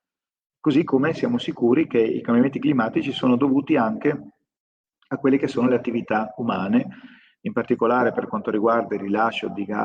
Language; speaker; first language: Italian; native; Italian